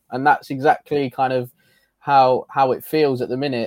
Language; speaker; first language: English; native; English